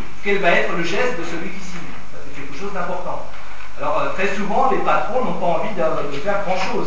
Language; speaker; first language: French; native; French